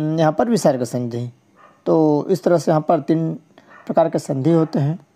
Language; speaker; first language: Hindi; native; Hindi